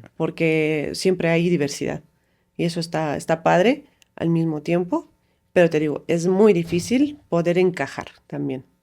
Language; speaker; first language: Spanish; non-native, fluent; Romanian